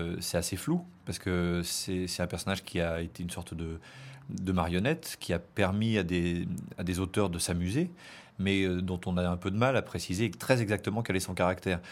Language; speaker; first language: French; native; French